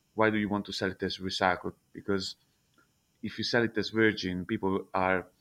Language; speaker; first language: English; non-native, fluent; Italian